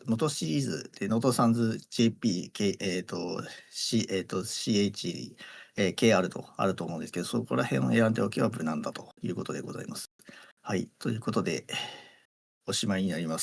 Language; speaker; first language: Japanese; native; Japanese